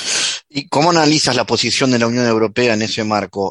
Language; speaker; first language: Spanish; native; Spanish